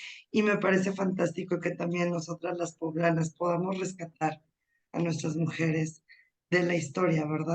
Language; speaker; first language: Spanish; native; Spanish